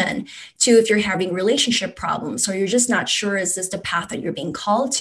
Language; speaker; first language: English; non-native, local second language; Cantonese